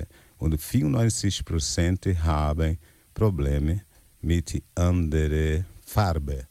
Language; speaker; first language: German; non-native, learner; Portuguese